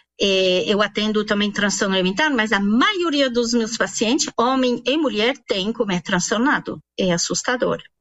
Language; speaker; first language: Portuguese; non-native, fluent; French